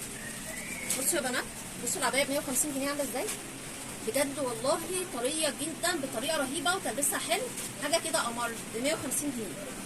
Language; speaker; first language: Arabic; native; Arabic